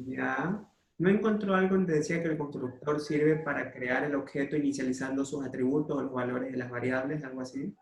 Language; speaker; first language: Spanish; native; Spanish